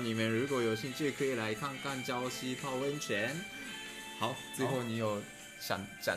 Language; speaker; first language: Chinese; non-native, learner; Japanese